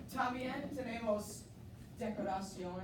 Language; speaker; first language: Spanish; non-native, learner; English